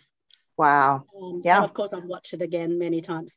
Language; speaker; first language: English; non-native, local second language; Cantonese